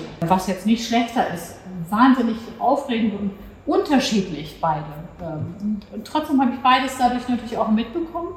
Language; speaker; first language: German; early bilingual, other home language; Turkish